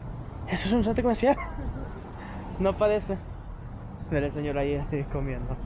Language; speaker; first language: Spanish; non-native, learner; English